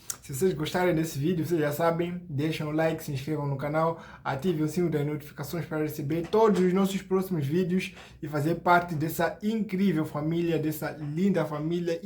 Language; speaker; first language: Portuguese; native; Portuguese